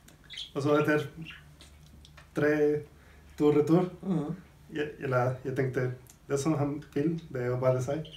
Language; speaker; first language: Norwegian; non-native, fluent; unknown